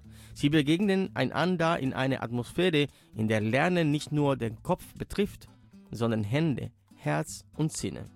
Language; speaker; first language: German; native; German